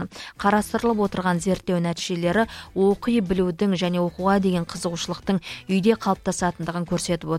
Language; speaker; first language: Kazakh; native; Kazakh